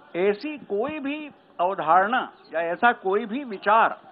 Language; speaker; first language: Hindi; native; Hindi